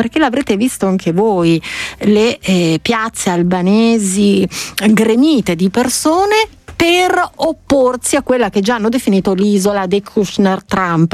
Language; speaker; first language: Italian; native; Italian